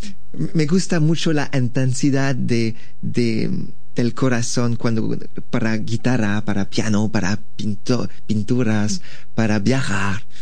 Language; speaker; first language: Spanish; non-native, learner; French